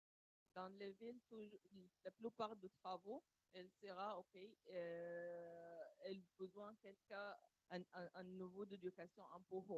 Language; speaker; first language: French; non-native, learner; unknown